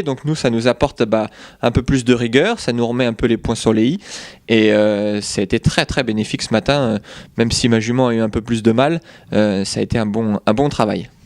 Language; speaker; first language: French; native; French